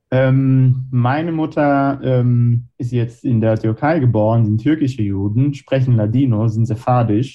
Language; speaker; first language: German; non-native, fluent; Hebrew